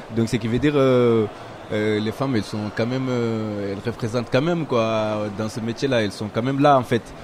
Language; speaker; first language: French; native; French